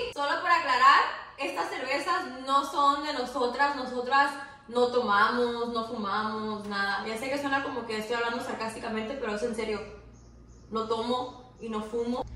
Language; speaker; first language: Spanish; early bilingual, heritage; Spanish